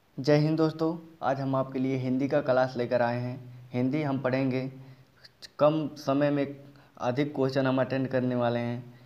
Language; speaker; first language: Hindi; native; Hindi